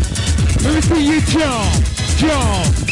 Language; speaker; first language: English; native; English